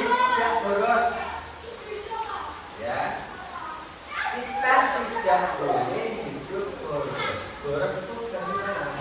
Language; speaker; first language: Indonesian; native; Indonesian